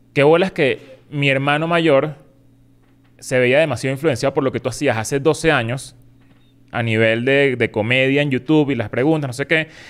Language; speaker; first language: Spanish; native; Spanish